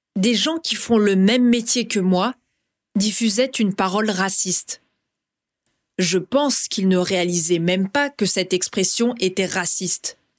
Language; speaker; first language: French; early bilingual, other home language; Vietnamese